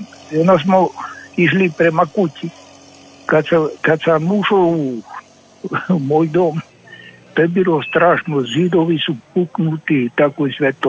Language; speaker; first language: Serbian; early bilingual, heritage; Spanish